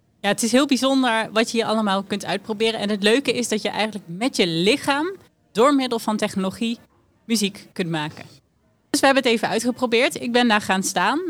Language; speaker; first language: Dutch; native; Dutch